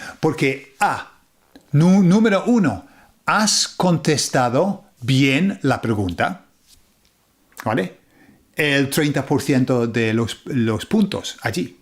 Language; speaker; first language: Spanish; non-native, fluent; English